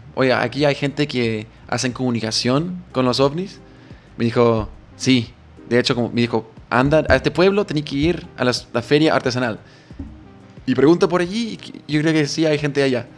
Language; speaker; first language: Spanish; non-native, fluent; English